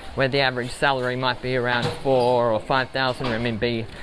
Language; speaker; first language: English; native; English